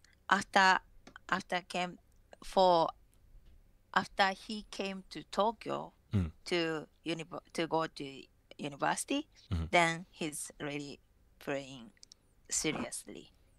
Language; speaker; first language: English; non-native, fluent; Japanese